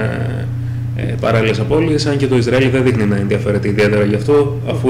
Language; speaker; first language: Greek; native; Greek